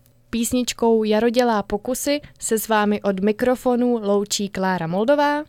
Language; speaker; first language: Czech; native; Czech